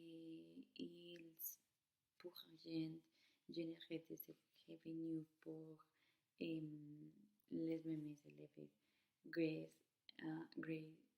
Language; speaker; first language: French; non-native, learner; Spanish